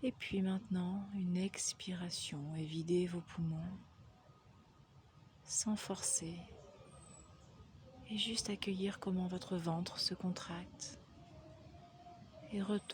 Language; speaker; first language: French; native; French